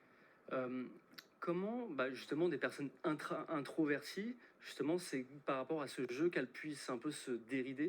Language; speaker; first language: French; native; French